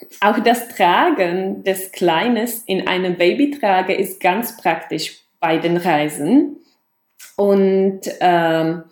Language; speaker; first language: German; non-native, fluent; Czech